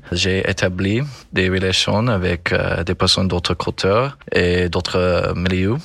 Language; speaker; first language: French; non-native, learner; English